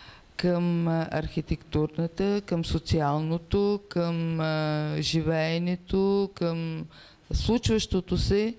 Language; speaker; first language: Bulgarian; native; Bulgarian